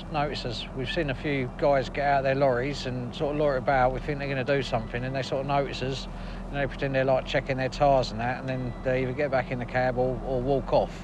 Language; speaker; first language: English; native; English